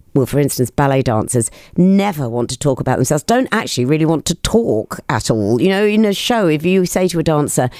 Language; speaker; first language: English; native; English